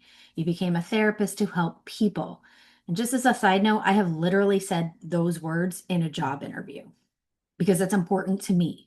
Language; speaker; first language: English; native; English